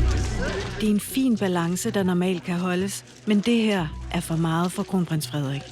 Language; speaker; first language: Danish; native; Danish